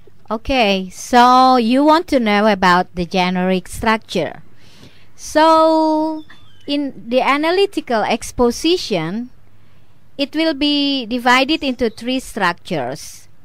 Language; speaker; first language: English; non-native, fluent; Indonesian